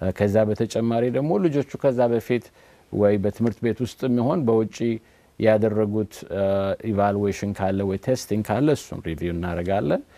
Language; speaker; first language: Amharic; native; Amharic